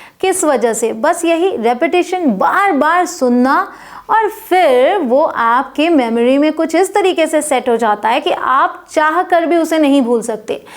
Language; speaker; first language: Hindi; native; Hindi